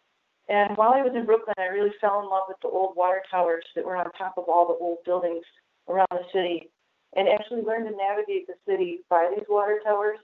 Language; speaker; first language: English; native; English